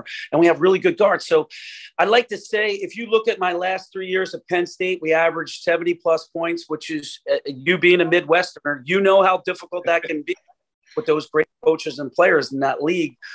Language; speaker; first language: English; native; English